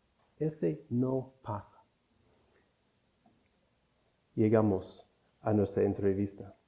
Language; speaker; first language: Spanish; non-native, fluent; English